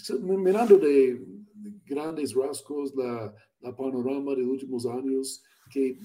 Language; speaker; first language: Spanish; non-native, learner; English